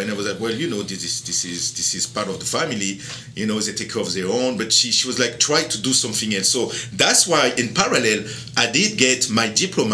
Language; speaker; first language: English; non-native, fluent; French